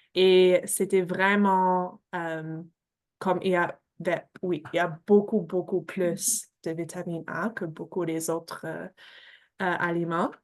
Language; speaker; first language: French; non-native, fluent; English